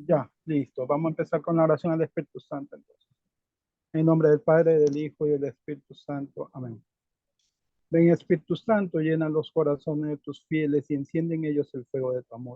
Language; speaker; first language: Spanish; native; Spanish